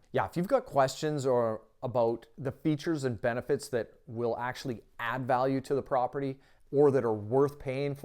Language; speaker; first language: English; native; English